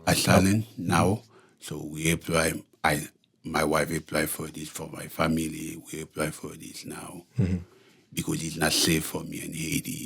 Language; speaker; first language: English; non-native, local second language; Haitian Creole